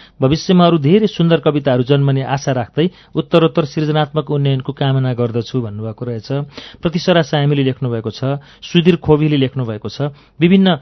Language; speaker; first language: Nepali; native; Nepali